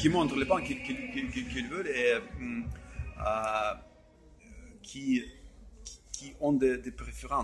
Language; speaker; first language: French; non-native, fluent; Russian